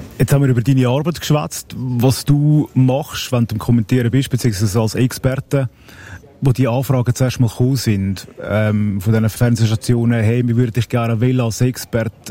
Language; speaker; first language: German; native; German